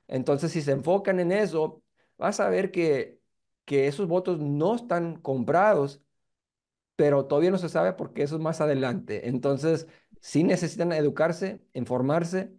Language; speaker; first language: Spanish; early bilingual, heritage; Spanish